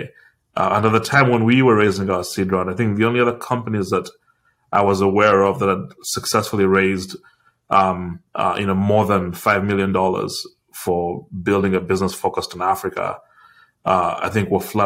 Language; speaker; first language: English; non-native, local second language; Ganda